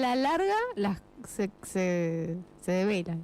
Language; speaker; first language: Spanish; native; Spanish